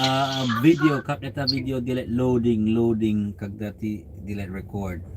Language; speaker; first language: Russian; non-native, learner; English